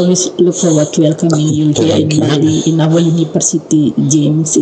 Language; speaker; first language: English; non-native, learner; Indonesian